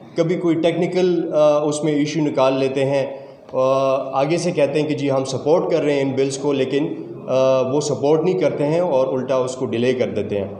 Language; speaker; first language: Urdu; non-native, local second language; Pashto